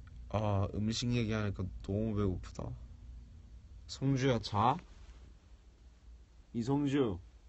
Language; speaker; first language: Korean; early bilingual, heritage; Korean